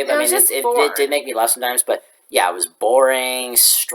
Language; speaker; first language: English; native; English